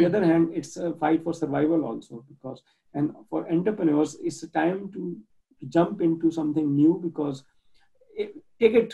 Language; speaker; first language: English; non-native, local second language; Urdu